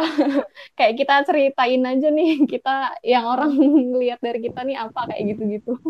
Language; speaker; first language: Indonesian; native; Indonesian